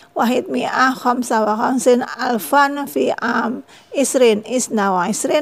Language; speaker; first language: Arabic; non-native, fluent; Indonesian